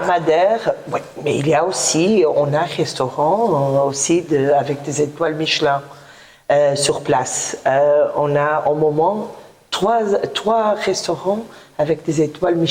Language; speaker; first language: French; non-native, fluent; Portuguese